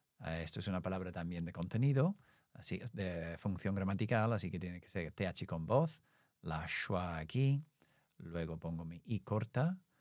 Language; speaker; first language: Spanish; non-native, fluent; English